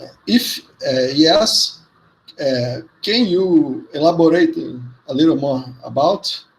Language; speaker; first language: English; non-native, learner; Portuguese